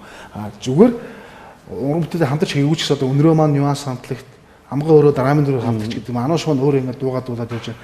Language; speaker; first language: Mongolian; native; Mongolian